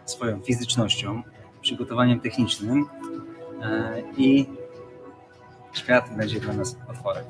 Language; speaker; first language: Polish; native; Polish